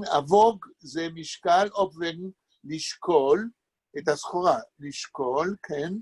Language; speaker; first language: Hebrew; native; Hebrew